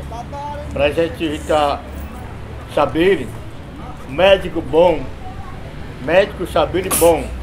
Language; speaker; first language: Portuguese; non-native, local second language; Yanomámi